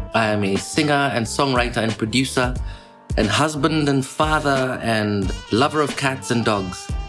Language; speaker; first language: English; non-native, local second language; Kikuyu